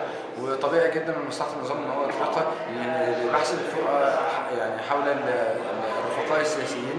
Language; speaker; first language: Arabic; native; Arabic